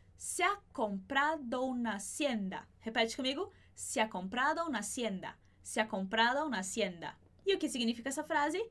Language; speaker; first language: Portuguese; native; Portuguese